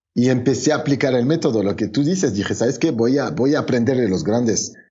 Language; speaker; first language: Spanish; non-native, fluent; French